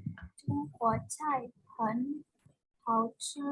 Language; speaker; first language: Chinese; non-native, learner; Indonesian